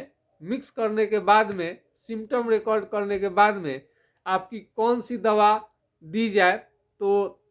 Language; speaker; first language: Hindi; non-native, local second language; Bhojpuri